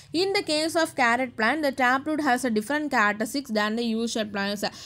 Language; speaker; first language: English; non-native, local second language; Tamil